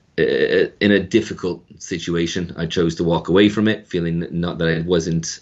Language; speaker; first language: English; native; English